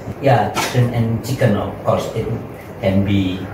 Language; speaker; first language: English; non-native, learner; Indonesian